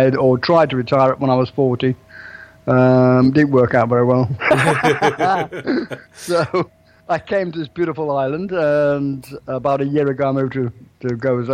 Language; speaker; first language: English; native; English